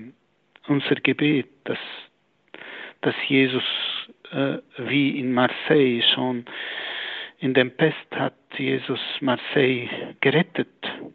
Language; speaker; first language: German; non-native, fluent; Arabic